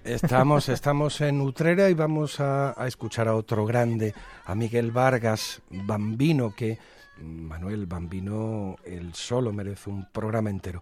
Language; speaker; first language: Spanish; native; Spanish